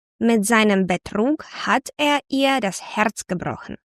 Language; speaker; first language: German; non-native, fluent; Ukrainian